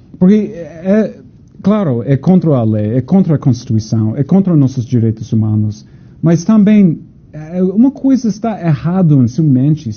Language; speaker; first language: Portuguese; non-native, fluent; English